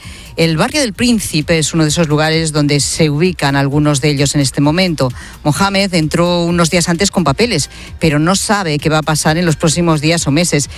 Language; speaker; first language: Spanish; native; Spanish